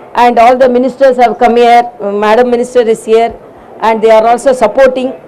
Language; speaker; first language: English; non-native, local second language; Tamil